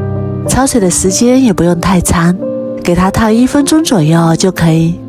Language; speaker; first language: Chinese; native; Chinese